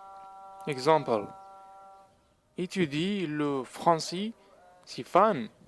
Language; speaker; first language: French; non-native, fluent; Arabic